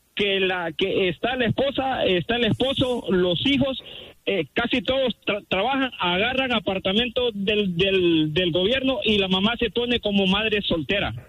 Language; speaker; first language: Spanish; native; Spanish